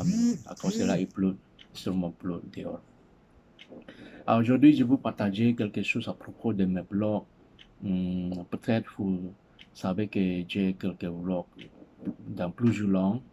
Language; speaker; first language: French; non-native, learner; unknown